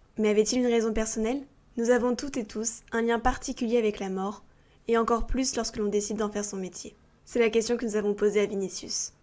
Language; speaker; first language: French; native; French